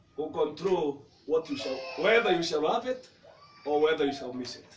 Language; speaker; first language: English; non-native, local second language; Swahili